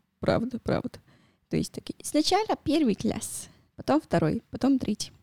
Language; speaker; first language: Russian; non-native, fluent; Spanish